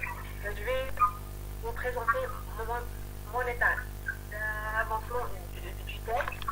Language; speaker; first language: French; non-native, learner; Arabic